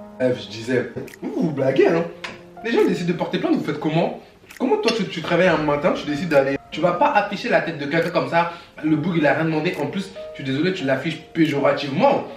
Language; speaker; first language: French; early bilingual, other home language; Bambara